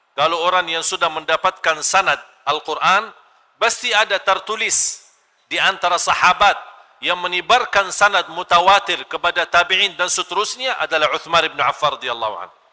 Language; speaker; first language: Malay; non-native, fluent; Arabic